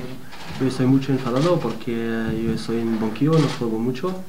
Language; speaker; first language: Spanish; non-native, learner; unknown